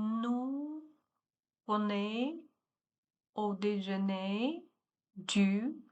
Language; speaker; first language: French; non-native, learner; Chinese